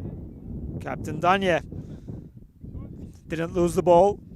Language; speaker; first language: English; non-native, fluent; Turkish